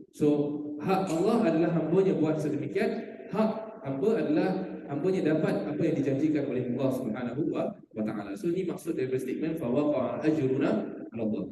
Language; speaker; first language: Malay; native; Malay